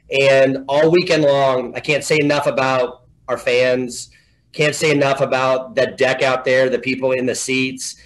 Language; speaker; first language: English; native; English